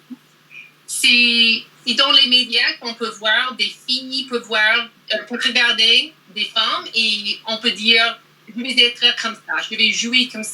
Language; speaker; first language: French; non-native, learner; English